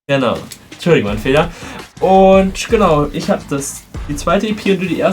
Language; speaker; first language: German; native; German